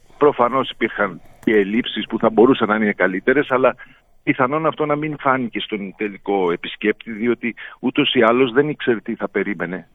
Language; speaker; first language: Greek; native; Greek